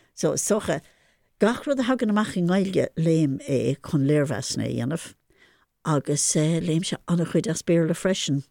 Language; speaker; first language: Irish; non-native, local second language; English